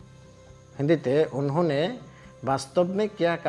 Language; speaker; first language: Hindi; non-native, local second language; Bangla